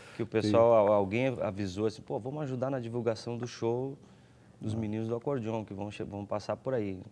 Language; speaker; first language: Portuguese; native; Portuguese